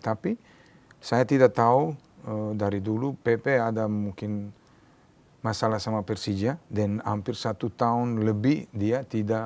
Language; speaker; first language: Indonesian; non-native, learner; Serbian